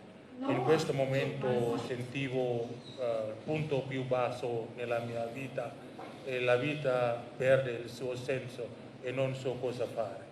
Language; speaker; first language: Italian; non-native, fluent; Indonesian